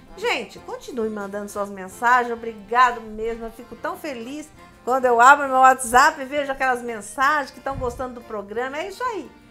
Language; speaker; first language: Portuguese; native; Portuguese